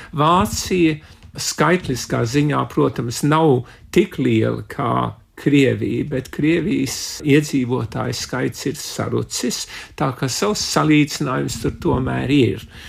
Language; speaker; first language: Latvian; early bilingual, heritage; Latvian